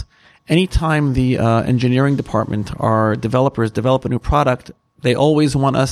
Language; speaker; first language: English; native; English